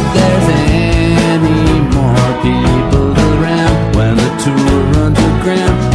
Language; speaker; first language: English; native; English